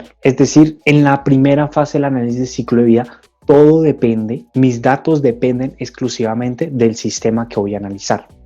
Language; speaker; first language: Spanish; native; Spanish